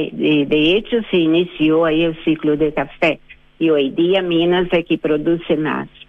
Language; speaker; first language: Spanish; non-native, fluent; Portuguese